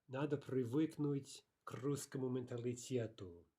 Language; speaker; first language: Russian; non-native, fluent; English